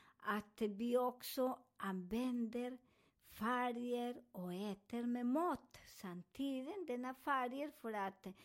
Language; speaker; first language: Swedish; non-native, learner; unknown